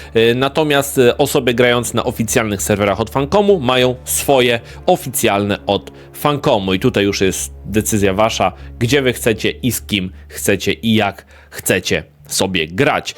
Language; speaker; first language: Polish; native; Polish